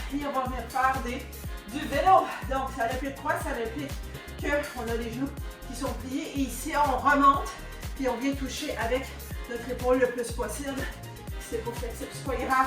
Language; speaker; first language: French; native; French